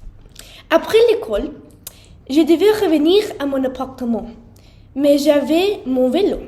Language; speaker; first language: French; non-native, learner; English